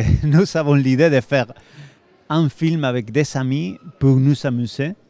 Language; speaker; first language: French; non-native, fluent; Spanish